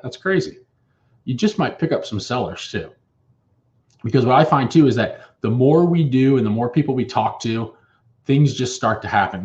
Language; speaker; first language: English; native; English